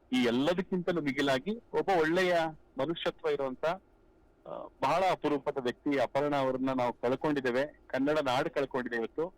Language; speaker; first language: Kannada; native; Kannada